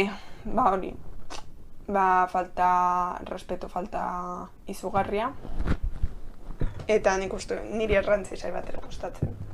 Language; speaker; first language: Basque; non-native, local second language; Spanish